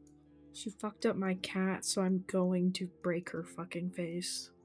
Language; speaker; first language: English; native; English